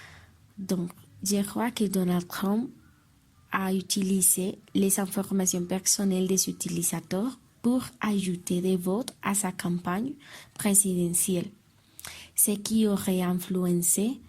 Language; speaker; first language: French; non-native, learner; Spanish